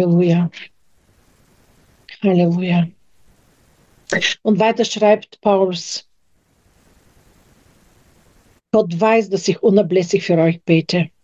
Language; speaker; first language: German; non-native, fluent; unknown